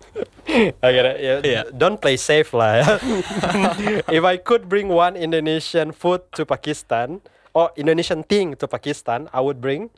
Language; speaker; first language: English; non-native, fluent; Indonesian